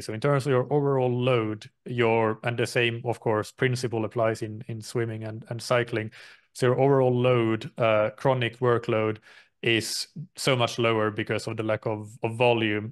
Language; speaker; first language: English; non-native, fluent; Finnish